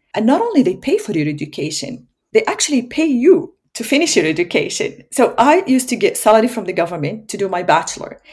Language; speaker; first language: English; non-native, fluent; Arabic